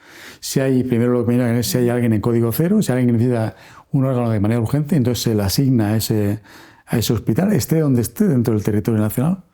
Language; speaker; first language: Spanish; native; Spanish